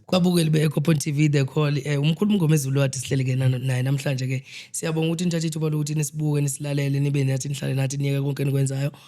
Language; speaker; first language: Zulu; native; Zulu